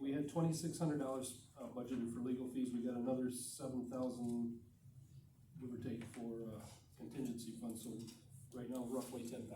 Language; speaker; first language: English; native; English